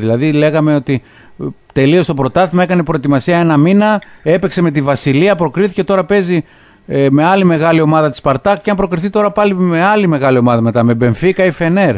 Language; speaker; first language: Greek; native; Greek